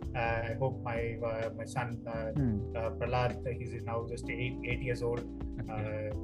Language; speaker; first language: English; non-native, local second language; Tamil